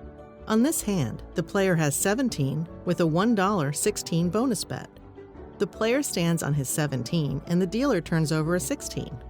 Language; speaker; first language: English; native; English